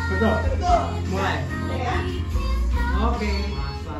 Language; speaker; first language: Indonesian; native; Indonesian